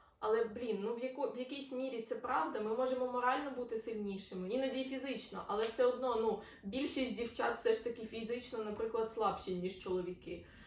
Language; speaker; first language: Ukrainian; non-native, local second language; Russian